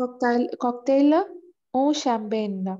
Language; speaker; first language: French; non-native, learner; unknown